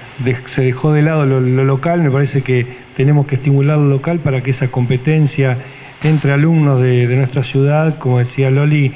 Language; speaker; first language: Spanish; native; Spanish